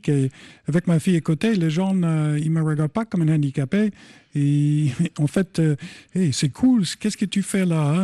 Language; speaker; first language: French; non-native, fluent; English